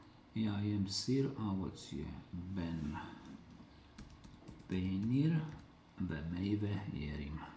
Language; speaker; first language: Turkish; non-native, learner; Slovak